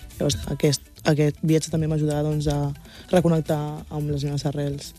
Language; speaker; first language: Catalan; early bilingual, other home language; Wolof